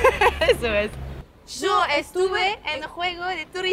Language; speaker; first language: Spanish; non-native, learner; French